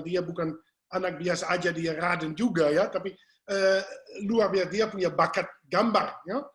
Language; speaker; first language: Indonesian; non-native, fluent; English